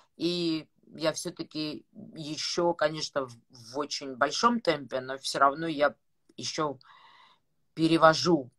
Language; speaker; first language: Russian; non-native, fluent; Georgian